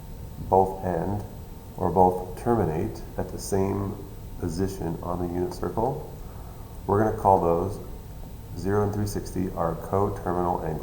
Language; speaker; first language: English; native; English